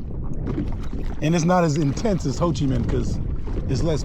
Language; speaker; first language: English; native; English